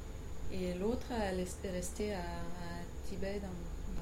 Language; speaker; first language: French; non-native, fluent; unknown